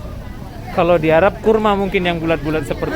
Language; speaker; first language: Indonesian; native; Indonesian